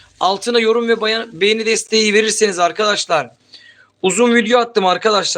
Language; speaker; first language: Turkish; native; Turkish